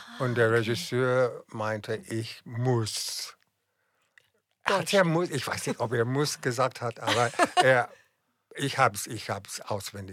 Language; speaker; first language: German; non-native, fluent; English